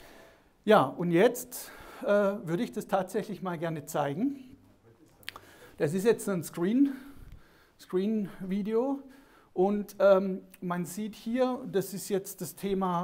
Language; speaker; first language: German; native; German